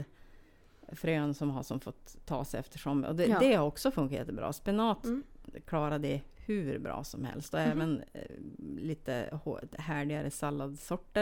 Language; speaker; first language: Swedish; native; Swedish